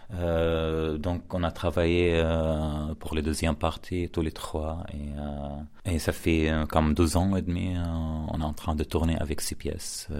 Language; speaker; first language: French; non-native, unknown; Arabic